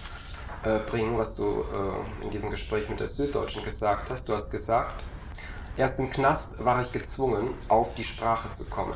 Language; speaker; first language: German; native; German